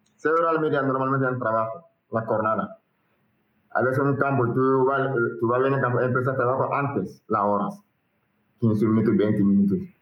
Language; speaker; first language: Spanish; non-native, learner; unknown